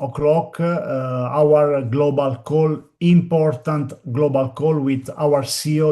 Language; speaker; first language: English; non-native, learner; Italian